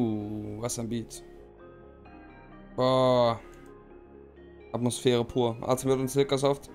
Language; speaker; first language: German; native; German